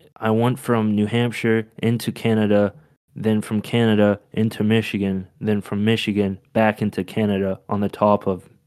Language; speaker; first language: English; native; English